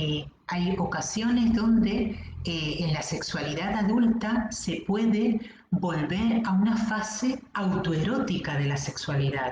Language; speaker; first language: Spanish; native; Spanish